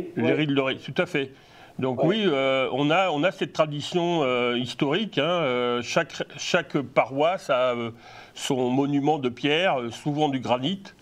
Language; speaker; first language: French; native; French